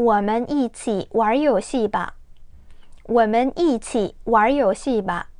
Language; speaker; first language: Chinese; non-native, fluent; Korean